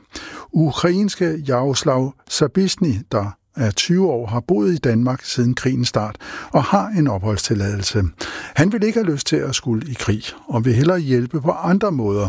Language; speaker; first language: Danish; native; Danish